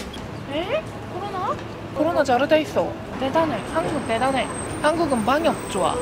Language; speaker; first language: Korean; non-native, learner; Japanese